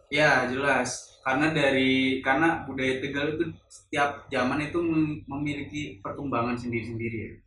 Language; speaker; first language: Indonesian; non-native, local second language; Javanese